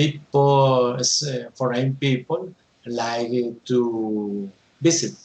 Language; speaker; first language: English; non-native, learner; Spanish